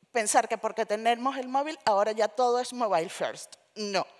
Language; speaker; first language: Spanish; native; Spanish